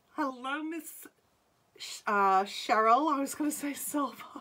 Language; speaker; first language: English; native; English